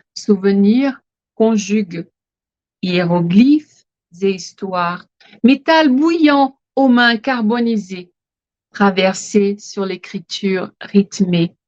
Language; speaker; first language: French; non-native, fluent; Portuguese